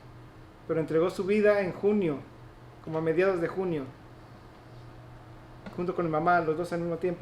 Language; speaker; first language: Spanish; native; Spanish